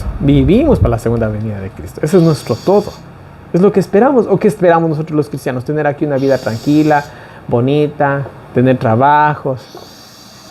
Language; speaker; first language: Spanish; native; Spanish